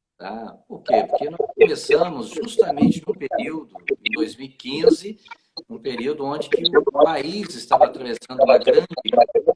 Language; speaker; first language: Portuguese; native; Portuguese